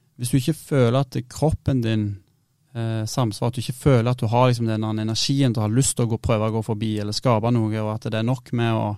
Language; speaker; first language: Norwegian; native; Norwegian